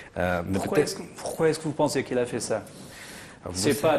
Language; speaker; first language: French; non-native, fluent; Portuguese